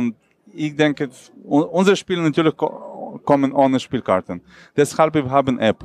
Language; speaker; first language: German; non-native, learner; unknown